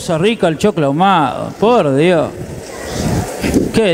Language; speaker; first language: Spanish; native; Spanish